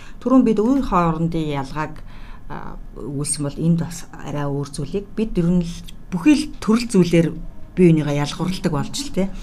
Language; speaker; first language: Mongolian; native; Mongolian